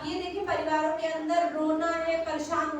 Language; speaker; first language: Hindi; native; Hindi